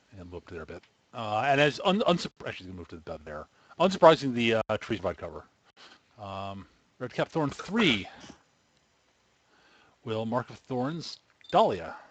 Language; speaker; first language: English; native; English